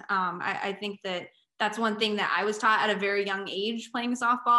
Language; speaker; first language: English; native; English